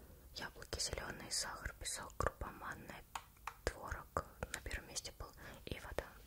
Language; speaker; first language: Russian; native; Russian